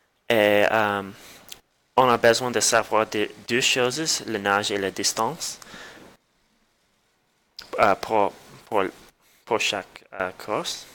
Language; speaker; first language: French; non-native, learner; English